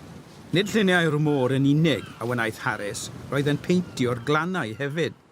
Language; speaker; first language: Welsh; native; Welsh